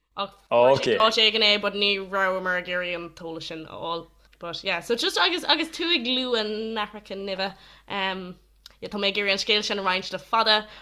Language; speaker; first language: Irish; non-native, local second language; English